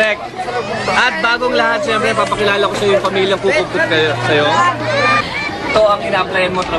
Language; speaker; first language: Filipino; native; Filipino